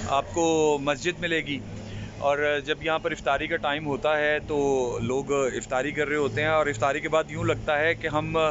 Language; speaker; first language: Urdu; native; Urdu